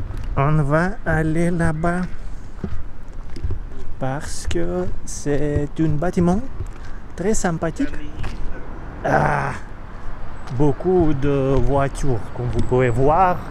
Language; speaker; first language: French; non-native, learner; Russian